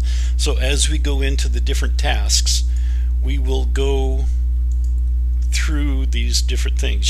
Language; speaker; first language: English; native; English